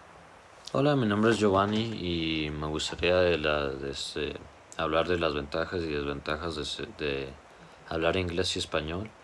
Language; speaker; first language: Spanish; early bilingual, heritage; Spanish